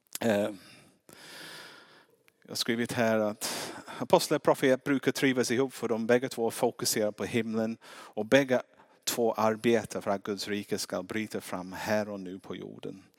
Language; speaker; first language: Swedish; non-native, fluent; English